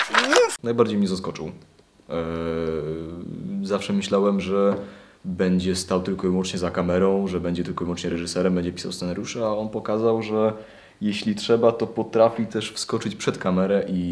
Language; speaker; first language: Polish; native; Polish